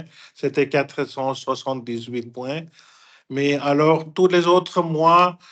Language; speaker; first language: French; non-native, fluent; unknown